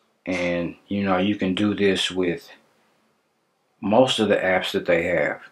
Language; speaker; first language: English; native; English